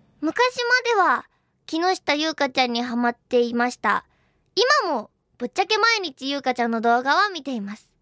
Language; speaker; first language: Japanese; native; Japanese